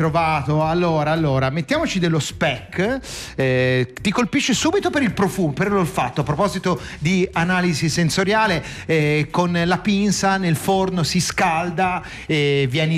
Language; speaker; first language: Italian; native; Italian